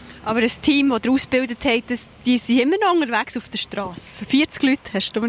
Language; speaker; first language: German; native; German